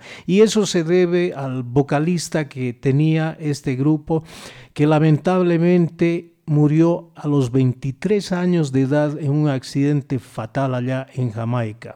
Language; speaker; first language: Spanish; native; Spanish